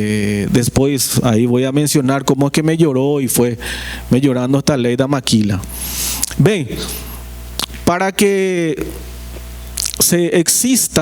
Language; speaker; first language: Spanish; non-native, fluent; Portuguese